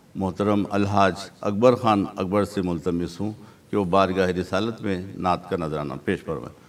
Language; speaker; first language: Hindi; non-native, local second language; Urdu